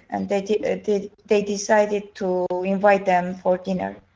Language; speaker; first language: English; non-native, learner; Armenian